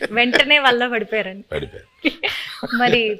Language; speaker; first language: Telugu; native; Telugu